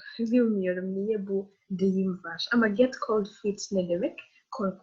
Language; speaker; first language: Turkish; non-native, learner; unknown